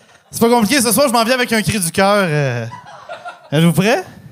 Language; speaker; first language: French; native; French